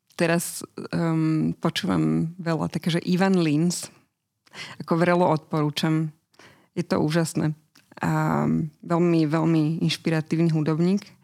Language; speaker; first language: Slovak; native; Slovak